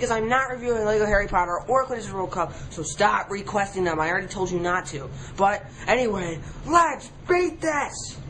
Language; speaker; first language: English; native; English